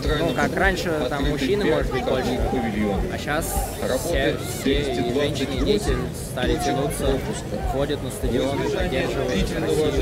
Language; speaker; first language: Russian; native; Russian